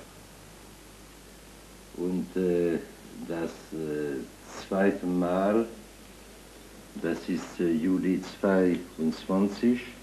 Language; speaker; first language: German; non-native, learner; French